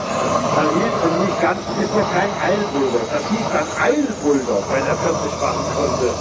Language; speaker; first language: German; native; German